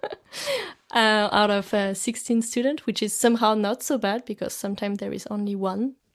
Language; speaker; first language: English; non-native, fluent; French